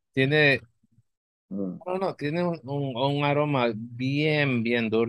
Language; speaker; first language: Spanish; early bilingual, heritage; Spanish